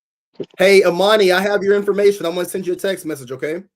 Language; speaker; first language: English; native; English